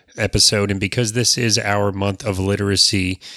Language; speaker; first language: English; native; English